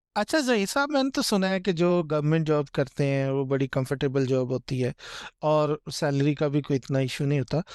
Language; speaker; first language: Urdu; non-native, local second language; Punjabi